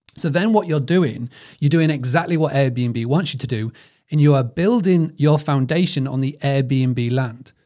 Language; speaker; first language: English; native; English